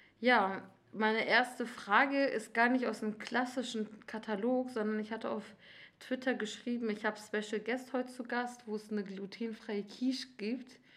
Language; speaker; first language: German; early bilingual, other home language; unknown